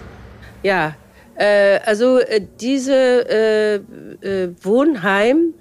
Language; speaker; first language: German; non-native, fluent; Arabic